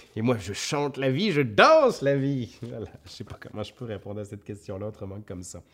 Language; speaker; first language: French; native; French